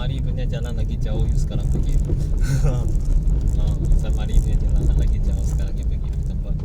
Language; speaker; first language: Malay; non-native, local second language; Chinese